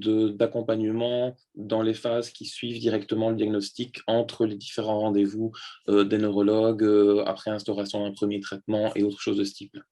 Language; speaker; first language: French; native; French